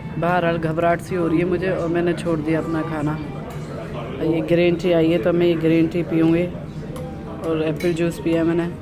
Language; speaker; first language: Urdu; native; Urdu